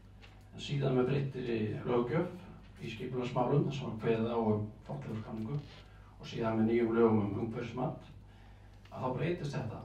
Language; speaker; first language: Icelandic; native; Icelandic